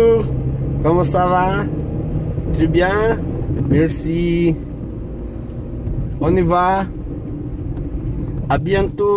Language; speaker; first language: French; non-native, learner; Portuguese